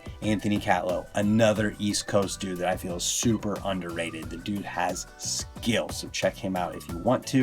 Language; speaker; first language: English; native; English